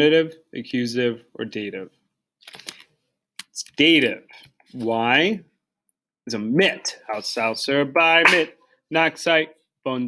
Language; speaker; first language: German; non-native, learner; English